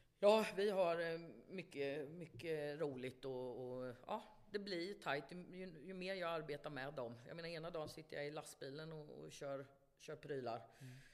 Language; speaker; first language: Swedish; native; Swedish